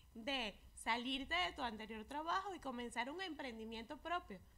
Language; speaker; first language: Spanish; native; Spanish